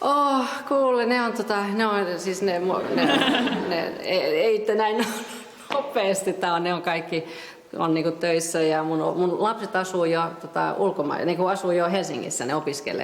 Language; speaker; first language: Finnish; non-native, fluent; Japanese